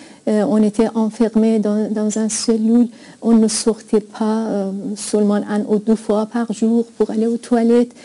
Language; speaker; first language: French; non-native, fluent; Persian